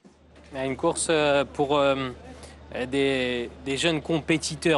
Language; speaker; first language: French; native; French